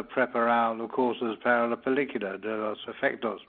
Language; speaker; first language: Spanish; non-native, learner; English